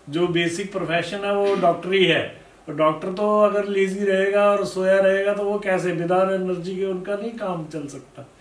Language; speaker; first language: Hindi; native; Hindi